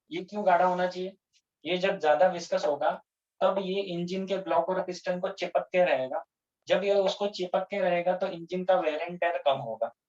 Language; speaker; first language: Hindi; non-native, local second language; Gujarati